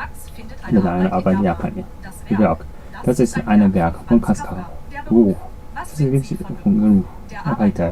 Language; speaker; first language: German; non-native, learner; Japanese